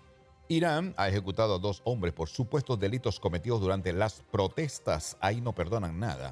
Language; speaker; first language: Spanish; native; Spanish